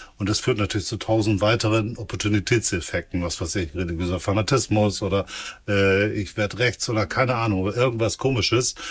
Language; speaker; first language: German; native; German